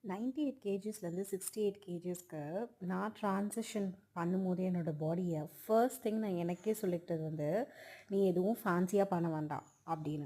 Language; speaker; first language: Tamil; native; Tamil